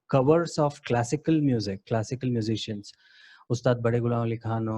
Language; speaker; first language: English; non-native, local second language; Kannada